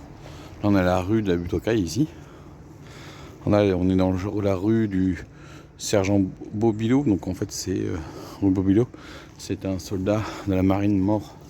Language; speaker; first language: French; native; French